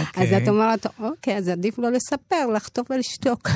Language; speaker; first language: Hebrew; early bilingual, other home language; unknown